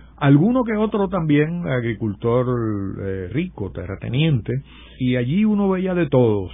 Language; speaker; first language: Spanish; native; Spanish